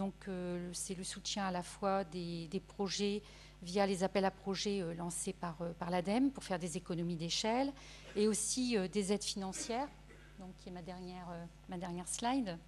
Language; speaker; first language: French; native; French